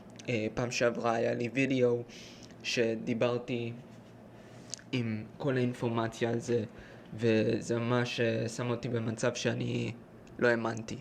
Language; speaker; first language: Hebrew; early bilingual, heritage; Hebrew